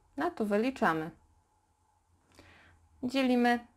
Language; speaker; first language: Polish; native; Polish